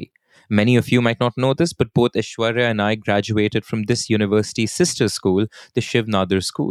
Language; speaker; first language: English; non-native, local second language; Hindi